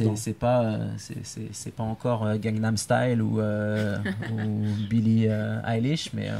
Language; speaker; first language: French; native; French